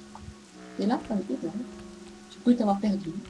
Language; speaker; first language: French; native; French